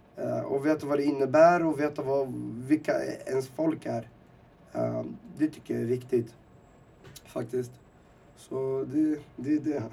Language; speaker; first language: Swedish; early bilingual, other home language; Arabic